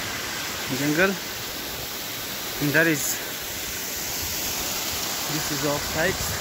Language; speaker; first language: English; non-native, learner; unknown